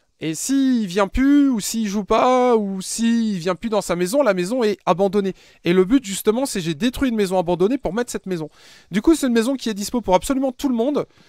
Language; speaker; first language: French; native; French